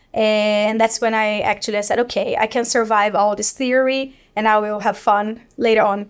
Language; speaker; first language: English; non-native, fluent; Portuguese